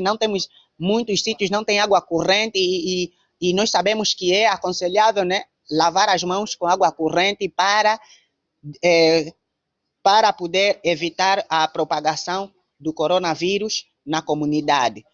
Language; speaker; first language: Portuguese; native; Portuguese